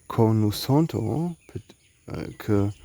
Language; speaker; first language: French; non-native, learner; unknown